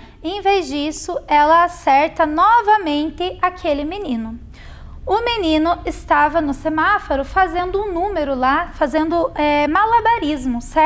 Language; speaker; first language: Portuguese; native; Portuguese